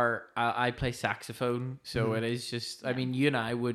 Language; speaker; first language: English; native; English